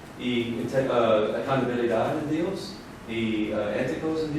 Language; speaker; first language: Spanish; non-native, learner; English